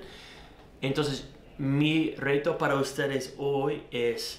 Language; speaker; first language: Spanish; non-native, learner; English